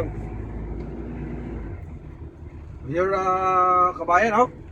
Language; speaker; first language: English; non-native, learner; Filipino